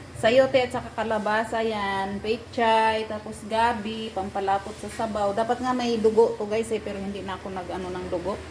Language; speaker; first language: Filipino; non-native, local second language; Cebuano